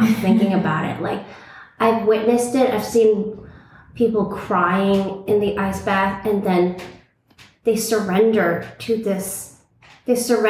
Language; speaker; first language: English; native; English